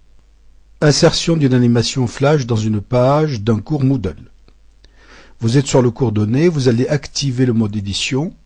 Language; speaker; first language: French; native; French